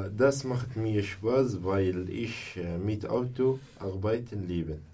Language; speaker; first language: German; non-native, learner; Arabic